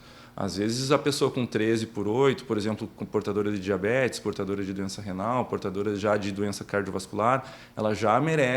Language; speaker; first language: Portuguese; native; Portuguese